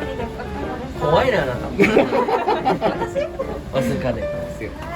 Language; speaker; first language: Japanese; non-native, learner; Thai